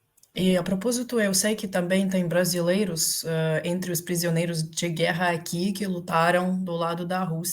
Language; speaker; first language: Portuguese; non-native, fluent; Ukrainian